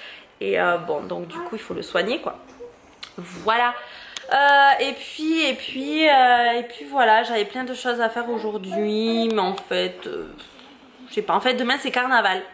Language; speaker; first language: French; native; French